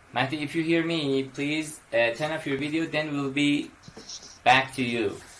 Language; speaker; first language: English; non-native, fluent; Persian